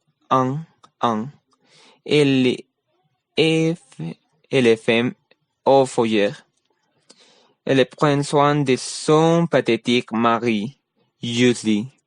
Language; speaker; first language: French; non-native, learner; Spanish